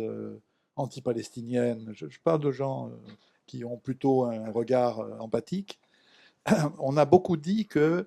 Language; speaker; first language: French; native; French